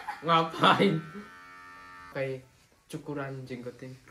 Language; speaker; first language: Indonesian; native; Indonesian